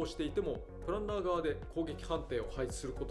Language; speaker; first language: Japanese; native; Japanese